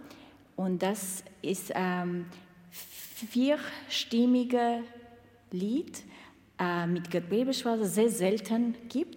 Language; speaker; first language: German; non-native, learner; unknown